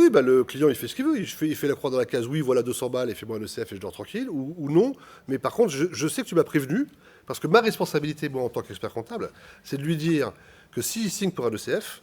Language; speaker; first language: French; native; French